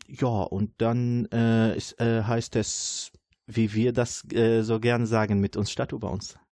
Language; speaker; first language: German; non-native, fluent; Arabic